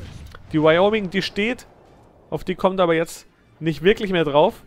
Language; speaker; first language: German; native; German